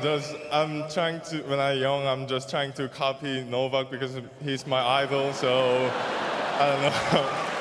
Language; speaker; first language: English; non-native, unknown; Korean